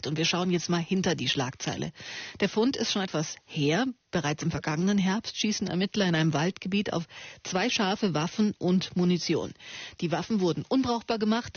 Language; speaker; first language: German; native; German